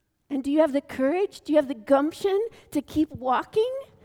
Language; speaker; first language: English; native; English